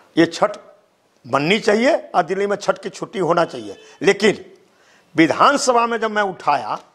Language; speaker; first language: Hindi; native; Hindi